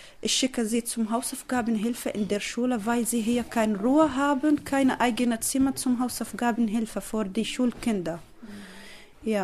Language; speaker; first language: German; non-native, learner; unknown